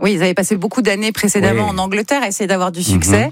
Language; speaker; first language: French; native; French